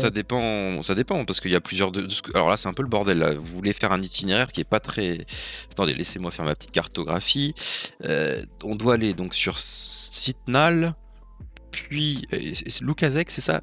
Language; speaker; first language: French; native; French